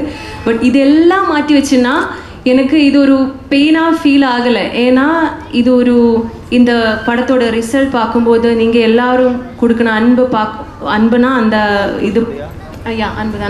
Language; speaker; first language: Tamil; non-native, learner; Malayalam